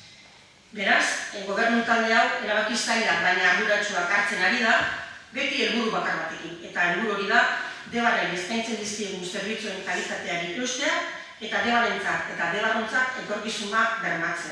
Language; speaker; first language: Basque; native; Basque